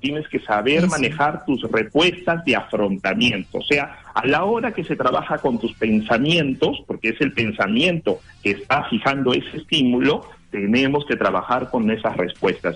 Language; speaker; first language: Spanish; native; Spanish